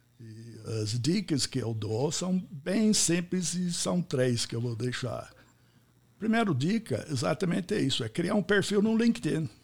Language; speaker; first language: Portuguese; non-native, fluent; English